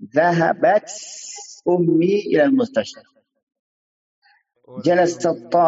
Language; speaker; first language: Arabic; non-native, fluent; Fula